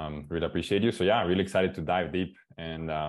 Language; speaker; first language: English; non-native, fluent; Spanish